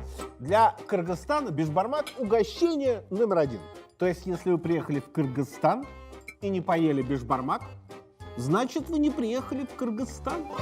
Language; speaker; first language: Russian; native; Russian